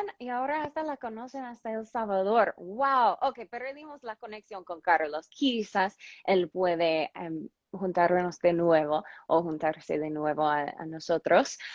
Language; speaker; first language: Spanish; non-native, fluent; English